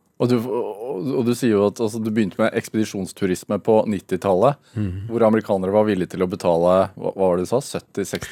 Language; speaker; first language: Norwegian; native; Norwegian